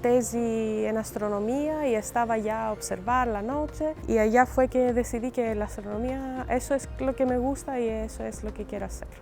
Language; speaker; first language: Spanish; non-native, fluent; Greek